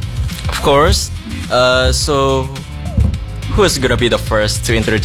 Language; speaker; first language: English; non-native, fluent; Indonesian